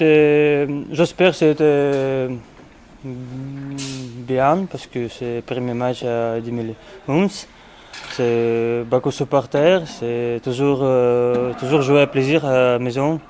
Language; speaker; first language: French; non-native, learner; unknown